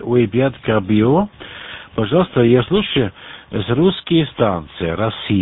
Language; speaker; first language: Russian; non-native, learner; German